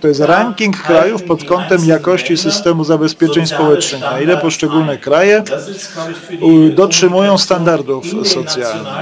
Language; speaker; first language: Polish; native; Polish